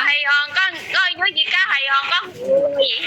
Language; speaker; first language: Cantonese; non-native, learner; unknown